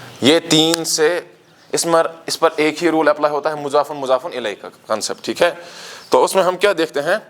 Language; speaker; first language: Urdu; non-native, local second language; Kashmiri